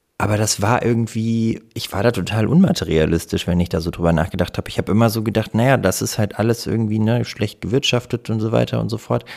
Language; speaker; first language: German; early bilingual, other home language; Russian